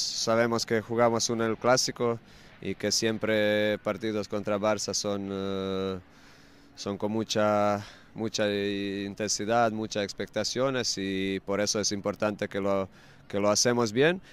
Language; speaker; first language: Spanish; non-native, fluent; Croatian